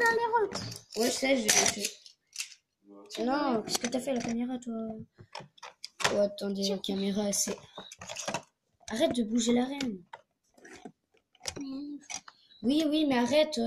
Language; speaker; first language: French; native; French